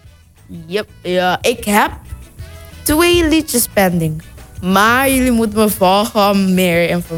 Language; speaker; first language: Dutch; non-native, local second language; Papiamento